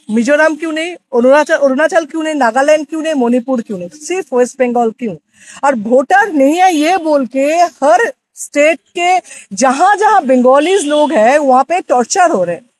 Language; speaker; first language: Hindi; non-native, local second language; Bangla